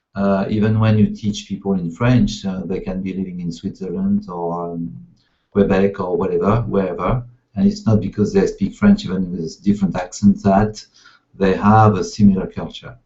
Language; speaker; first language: English; non-native, fluent; French